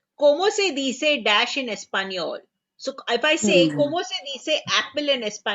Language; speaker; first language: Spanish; non-native, fluent; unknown